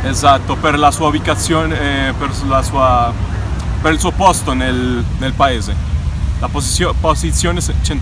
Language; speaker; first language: Italian; non-native, fluent; Spanish